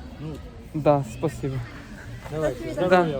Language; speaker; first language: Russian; non-native, learner; Korean